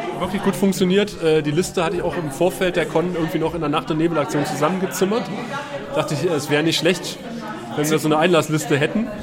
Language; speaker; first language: German; native; German